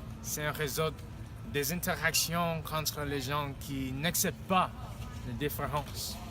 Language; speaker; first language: French; non-native, learner; English